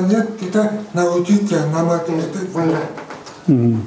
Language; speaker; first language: Russian; non-native, learner; Kyrgyz